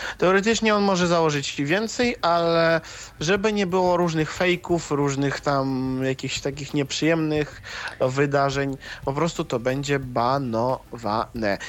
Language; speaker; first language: Polish; non-native, fluent; Russian